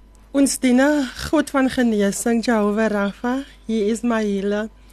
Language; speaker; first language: English; non-native, local second language; Afrikaans